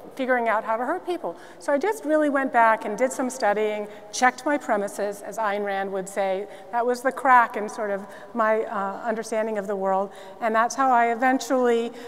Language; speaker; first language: English; native; English